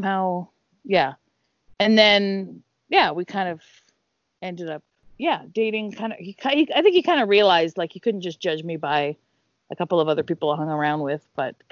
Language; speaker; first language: English; native; English